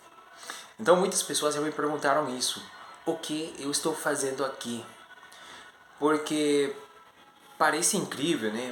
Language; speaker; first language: Portuguese; non-native, fluent; Spanish